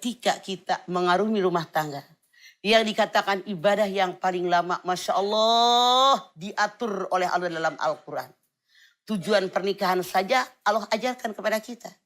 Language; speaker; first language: Indonesian; native; Indonesian